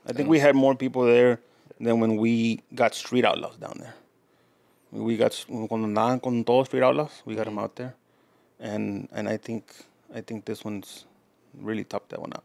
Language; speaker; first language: English; early bilingual, other home language; Spanish